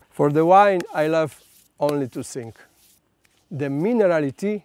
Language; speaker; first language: English; non-native, learner; Slovenian